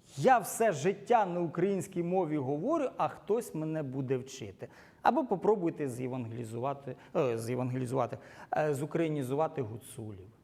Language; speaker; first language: Ukrainian; non-native, local second language; Russian